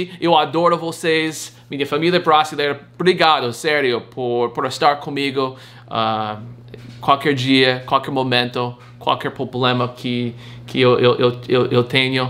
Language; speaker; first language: Portuguese; non-native, fluent; English